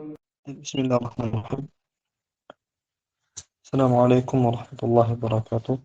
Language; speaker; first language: Arabic; non-native, fluent; Indonesian